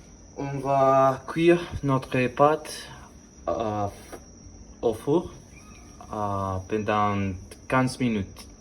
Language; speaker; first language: French; non-native, learner; Spanish